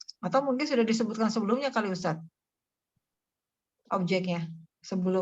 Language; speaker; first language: Indonesian; native; Indonesian